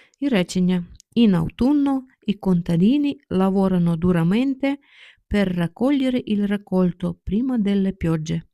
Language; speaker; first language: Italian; non-native, fluent; Ukrainian